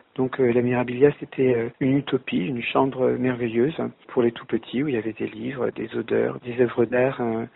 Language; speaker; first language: French; native; French